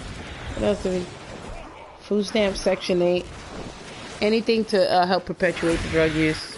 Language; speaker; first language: English; native; English